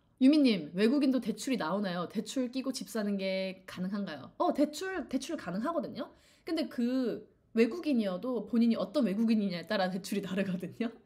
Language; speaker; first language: Korean; native; Korean